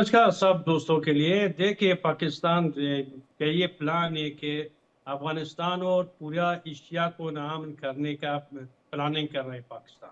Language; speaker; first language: Hindi; non-native, fluent; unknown